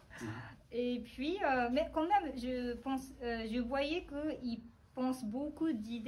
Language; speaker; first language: French; non-native, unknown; Japanese